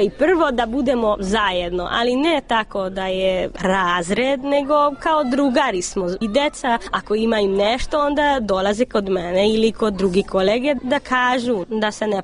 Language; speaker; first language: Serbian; non-native, local second language; Hungarian